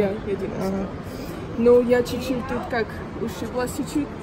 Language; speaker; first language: Russian; early bilingual, heritage; Russian